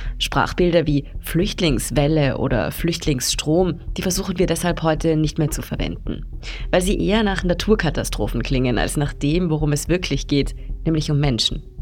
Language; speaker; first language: German; native; German